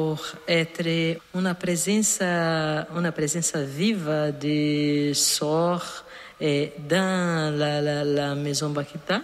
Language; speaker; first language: French; non-native, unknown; Portuguese